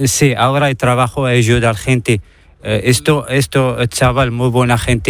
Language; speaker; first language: Spanish; non-native, learner; Arabic